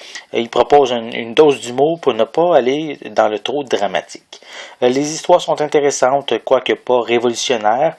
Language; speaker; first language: French; native; French